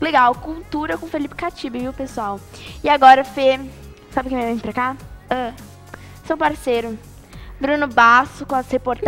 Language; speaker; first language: Portuguese; native; Portuguese